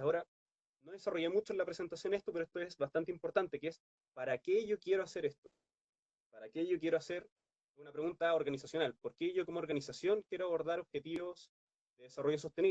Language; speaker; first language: Spanish; native; Spanish